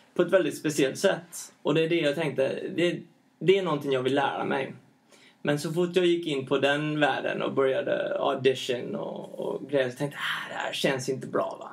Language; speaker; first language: Swedish; early bilingual, heritage; Swedish